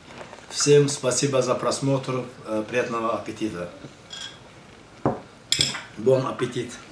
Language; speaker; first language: Russian; non-native, learner; Azerbaijani